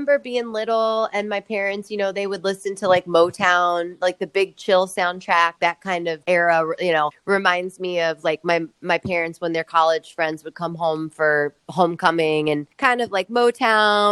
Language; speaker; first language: English; native; English